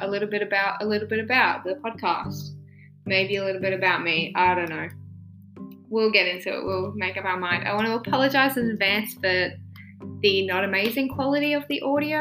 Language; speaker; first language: English; native; English